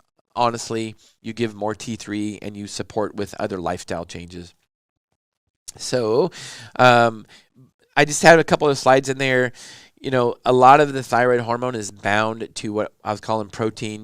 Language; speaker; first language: English; native; English